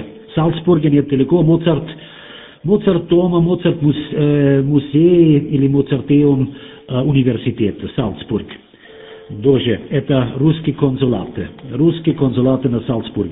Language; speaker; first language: Russian; non-native, learner; German